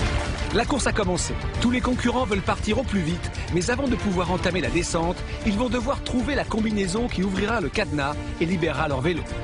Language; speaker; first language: French; native; French